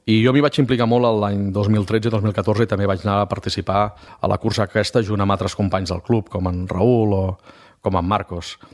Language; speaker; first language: Catalan; native; Catalan